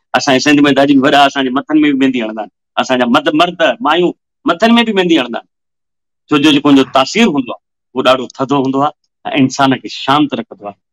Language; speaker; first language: Sindhi; early bilingual, heritage; Sindhi